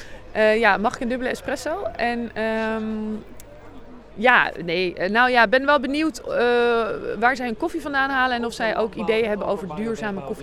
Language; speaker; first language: Dutch; native; Dutch